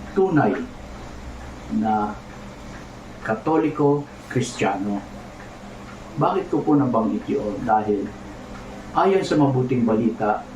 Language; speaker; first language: Filipino; native; Filipino